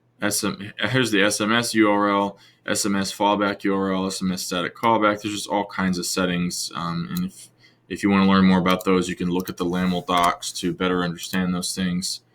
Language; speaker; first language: English; native; English